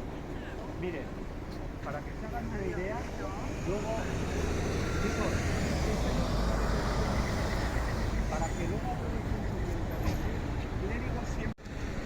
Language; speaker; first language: Spanish; native; Spanish